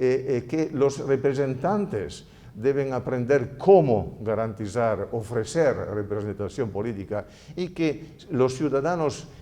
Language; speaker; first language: Spanish; non-native, fluent; Italian